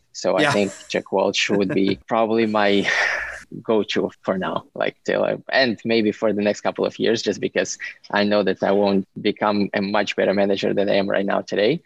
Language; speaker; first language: English; non-native, fluent; Ukrainian